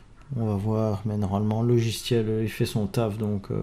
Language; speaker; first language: French; native; French